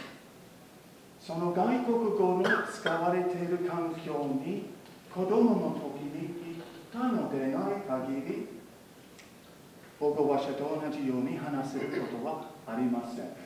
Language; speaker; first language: Japanese; non-native, fluent; English